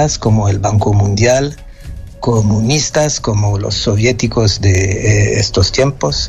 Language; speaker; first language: Spanish; non-native, fluent; French